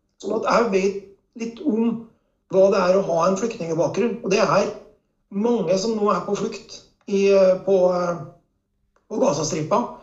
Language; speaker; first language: Norwegian; native; Norwegian